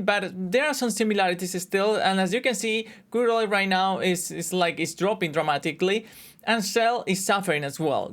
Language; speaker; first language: English; non-native, fluent; Spanish